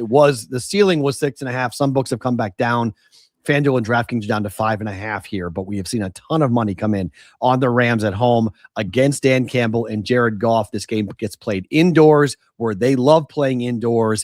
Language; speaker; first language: English; native; English